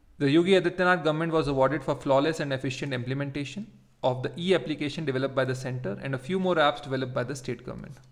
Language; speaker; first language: English; non-native, local second language; Hindi